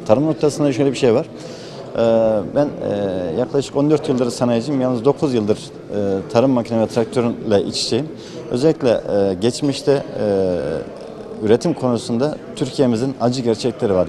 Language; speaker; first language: Turkish; native; Turkish